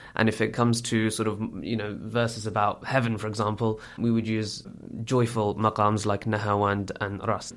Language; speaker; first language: English; native; English